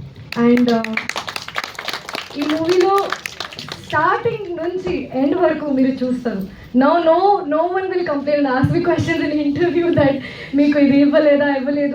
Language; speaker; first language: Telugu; non-native, local second language; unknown